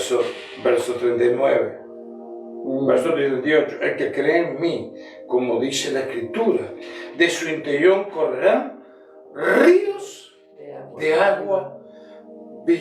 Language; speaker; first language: Spanish; native; Spanish